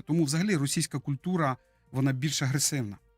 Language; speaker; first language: Ukrainian; native; Ukrainian